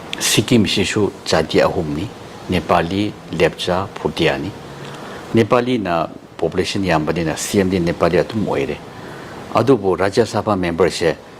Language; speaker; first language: Manipuri; non-native, local second language; Tangkhul Naga (India)